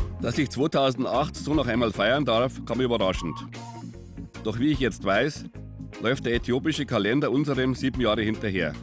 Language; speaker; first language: German; native; German